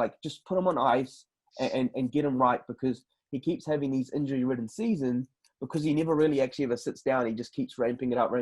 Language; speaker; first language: English; native; English